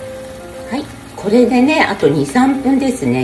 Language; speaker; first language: Japanese; native; Japanese